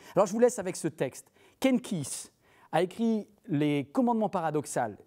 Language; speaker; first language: French; native; French